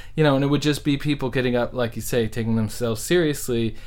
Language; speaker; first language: English; native; English